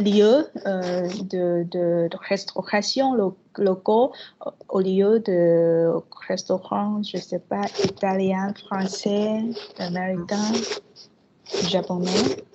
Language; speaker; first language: French; non-native, fluent; Vietnamese